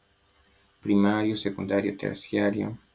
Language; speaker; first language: Spanish; native; Spanish